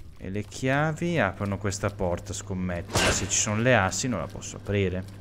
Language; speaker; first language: Italian; native; Italian